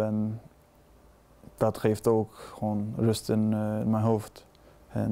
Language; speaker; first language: Dutch; non-native, fluent; Danish